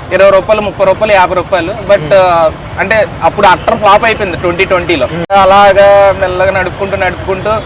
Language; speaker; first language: Telugu; early bilingual, other home language; Burmese